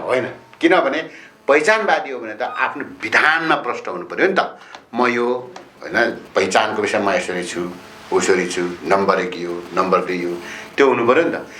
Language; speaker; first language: Nepali; non-native, local second language; Limbu